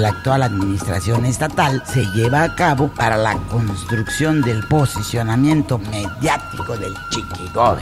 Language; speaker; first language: Spanish; native; Spanish